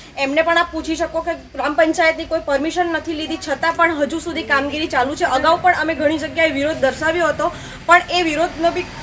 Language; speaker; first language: Gujarati; native; Gujarati